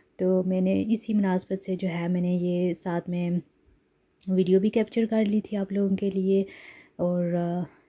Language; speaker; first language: Urdu; native; Urdu